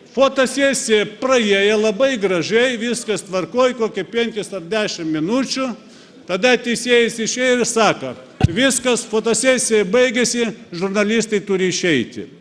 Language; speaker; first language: Lithuanian; non-native, fluent; Russian